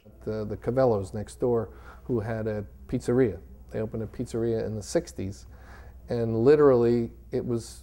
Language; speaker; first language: English; native; English